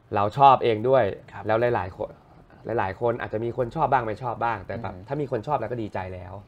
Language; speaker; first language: Thai; native; Thai